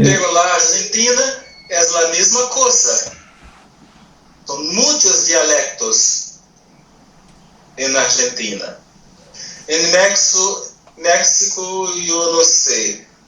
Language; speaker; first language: Spanish; non-native, learner; Portuguese